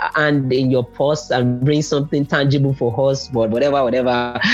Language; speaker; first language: English; non-native, local second language; Yoruba